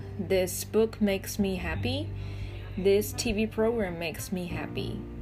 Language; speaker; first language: English; non-native, fluent; Chinese